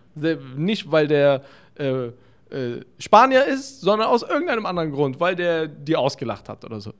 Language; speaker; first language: German; early bilingual, other home language; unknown